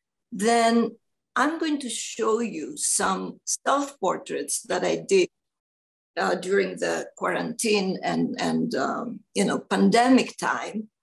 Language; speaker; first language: English; non-native, fluent; Greek